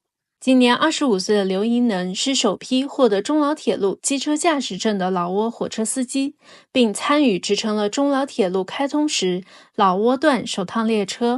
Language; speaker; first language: Chinese; native; Chinese